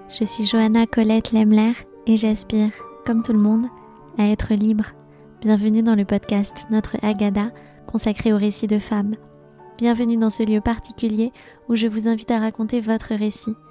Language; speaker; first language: French; native; French